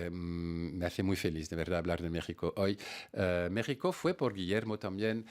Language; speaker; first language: Spanish; non-native, fluent; French